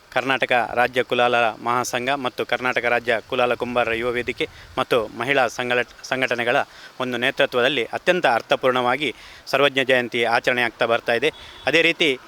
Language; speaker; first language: Kannada; native; Kannada